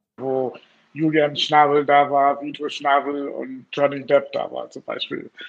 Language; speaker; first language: German; non-native, fluent; English